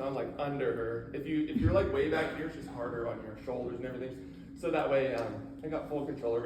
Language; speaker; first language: English; native; English